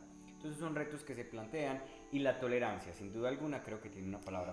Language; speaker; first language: Spanish; native; Spanish